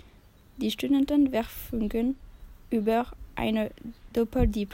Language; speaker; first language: German; non-native, learner; French